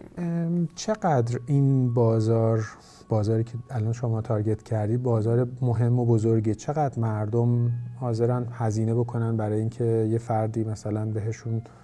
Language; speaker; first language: Persian; native; Persian